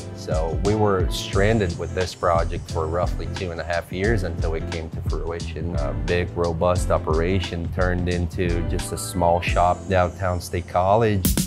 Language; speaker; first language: English; non-native, fluent; Portuguese